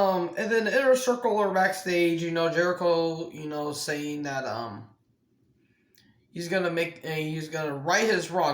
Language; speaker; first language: English; native; English